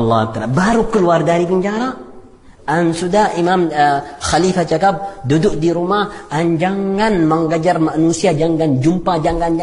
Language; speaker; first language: Indonesian; non-native, fluent; Arabic